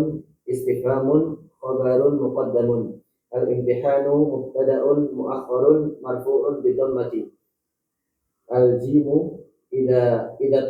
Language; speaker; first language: Arabic; non-native, learner; Indonesian